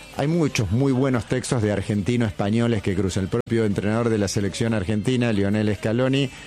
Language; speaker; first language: Spanish; native; Spanish